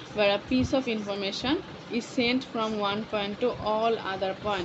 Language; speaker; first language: English; non-native, local second language; Bangla